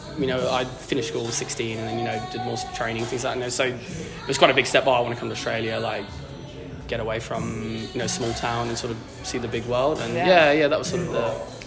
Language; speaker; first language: English; native; English